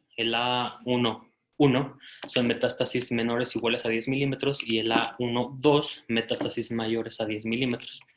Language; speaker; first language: Spanish; native; Spanish